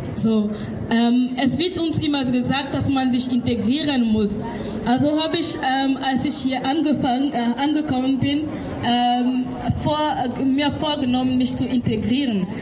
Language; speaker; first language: German; non-native, learner; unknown